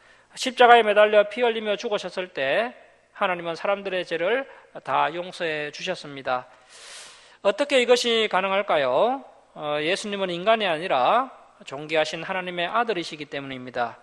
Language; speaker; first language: Korean; native; Korean